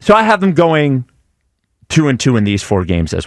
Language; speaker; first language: English; native; English